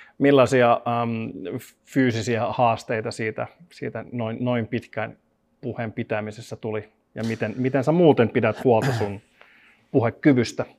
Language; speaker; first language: Finnish; non-native, local second language; Swedish